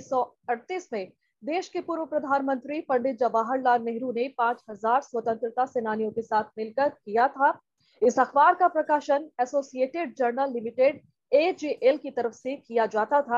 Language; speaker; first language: Hindi; native; Hindi